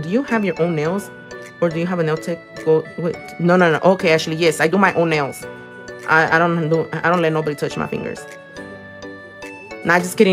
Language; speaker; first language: English; early bilingual, other home language; Spanish